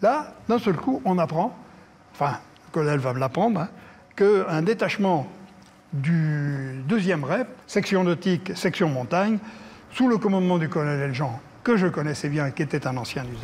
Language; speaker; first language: French; native; French